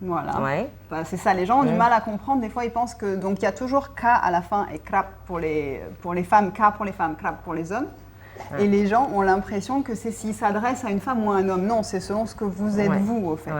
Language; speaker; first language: French; native; French